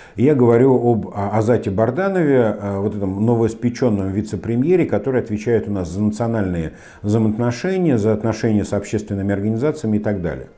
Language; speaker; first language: Russian; native; Russian